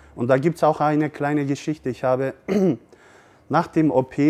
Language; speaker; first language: German; early bilingual, other home language; Turkish